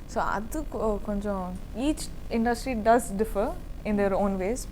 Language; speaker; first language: Tamil; non-native, learner; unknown